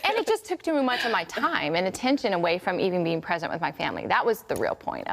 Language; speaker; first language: English; native; English